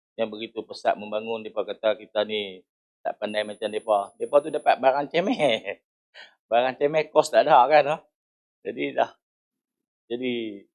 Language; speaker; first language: Malay; native; Malay